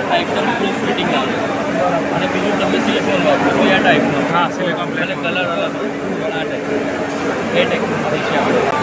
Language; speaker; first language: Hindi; non-native, local second language; Gujarati